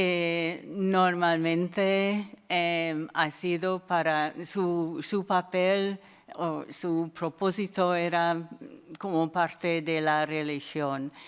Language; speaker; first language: Spanish; non-native, fluent; English